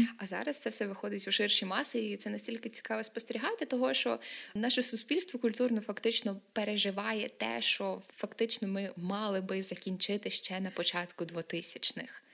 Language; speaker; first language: Ukrainian; native; Ukrainian